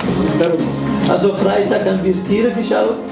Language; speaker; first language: German; non-native, fluent; Somali